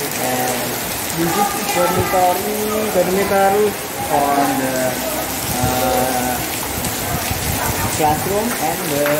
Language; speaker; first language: English; non-native, learner; Indonesian